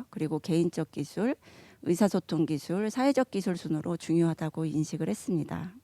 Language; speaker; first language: Korean; native; Korean